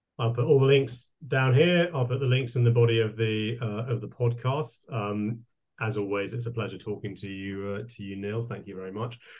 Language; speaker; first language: English; native; English